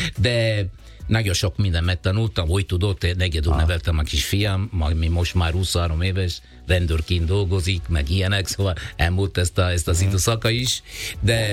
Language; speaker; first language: Hungarian; non-native, fluent; Italian